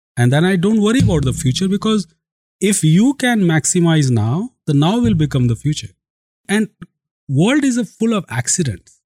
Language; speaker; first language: English; non-native, local second language; Hindi